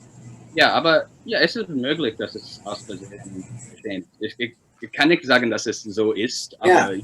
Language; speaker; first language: German; non-native, fluent; Chinese